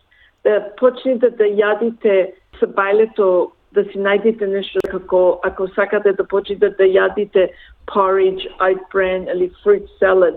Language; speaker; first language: Macedonian; early bilingual, heritage; Macedonian